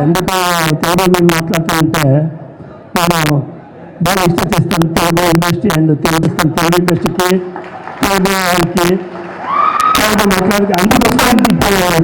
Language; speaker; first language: Telugu; non-native, learner; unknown